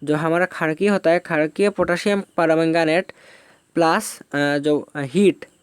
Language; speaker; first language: Hindi; non-native, local second language; Bangla